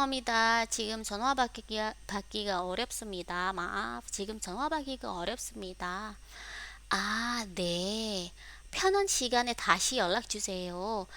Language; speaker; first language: Korean; non-native, fluent; Indonesian